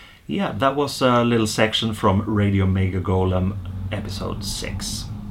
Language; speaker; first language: English; non-native, fluent; Swedish